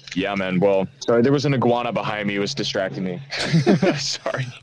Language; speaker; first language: English; non-native, fluent; Dutch